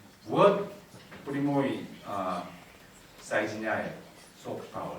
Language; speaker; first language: Russian; non-native, learner; Korean